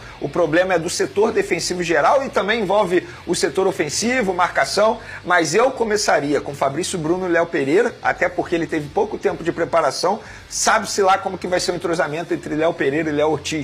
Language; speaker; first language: Portuguese; native; Portuguese